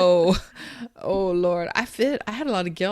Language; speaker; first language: English; native; English